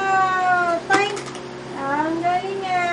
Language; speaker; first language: Filipino; native; Filipino